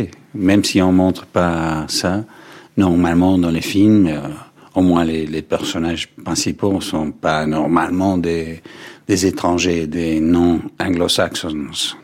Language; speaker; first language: French; non-native, fluent; English